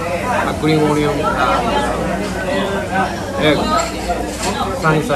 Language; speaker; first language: English; non-native, learner; Japanese